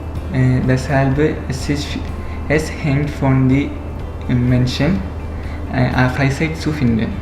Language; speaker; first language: German; non-native, learner; Malayalam